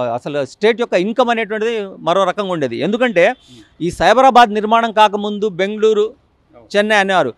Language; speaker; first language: Telugu; non-native, local second language; Urdu